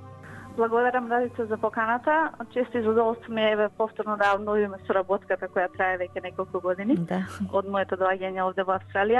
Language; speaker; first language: Macedonian; native; Macedonian